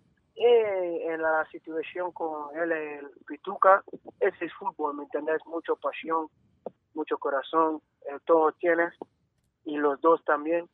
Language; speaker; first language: Spanish; non-native, learner; English